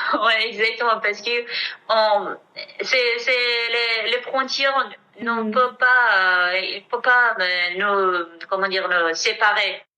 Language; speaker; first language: French; non-native, fluent; Kurdish